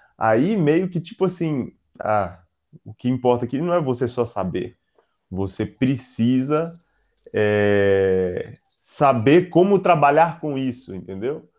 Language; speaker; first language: Portuguese; native; Portuguese